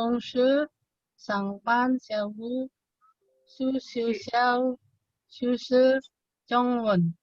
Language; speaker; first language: Chinese; non-native, learner; Indonesian